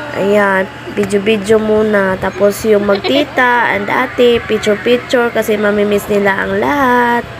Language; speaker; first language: Filipino; non-native, local second language; Hiligaynon